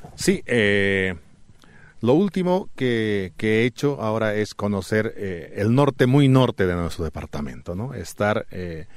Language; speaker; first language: Spanish; native; Spanish